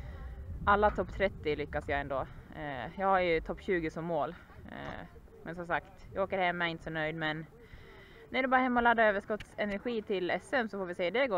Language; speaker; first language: Swedish; native; Swedish